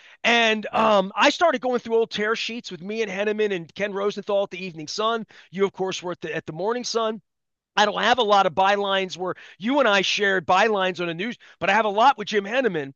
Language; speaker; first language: English; native; English